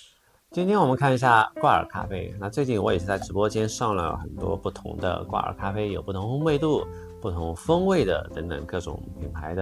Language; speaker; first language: Chinese; native; Chinese